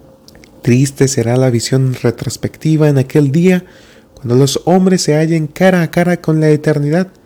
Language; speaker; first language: Spanish; native; Spanish